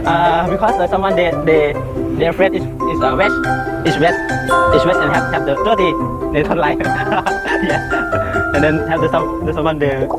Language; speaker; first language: English; non-native, learner; Lao